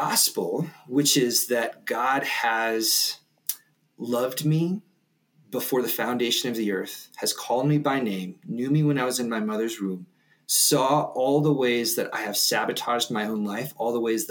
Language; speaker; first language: English; native; English